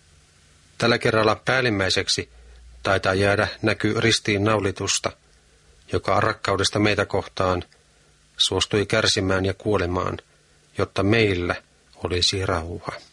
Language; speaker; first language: Finnish; native; Finnish